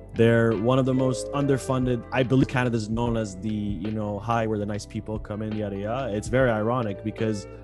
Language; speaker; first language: English; early bilingual, other home language; Arabic